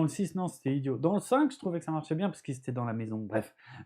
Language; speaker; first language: French; native; French